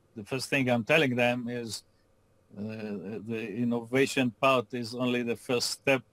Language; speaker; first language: English; non-native, fluent; Hebrew